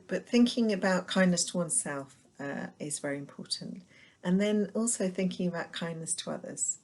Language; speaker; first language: English; native; English